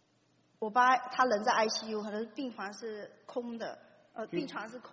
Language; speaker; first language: Chinese; native; Chinese